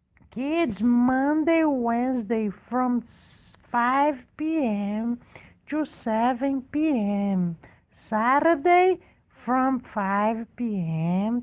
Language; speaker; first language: English; non-native, learner; Portuguese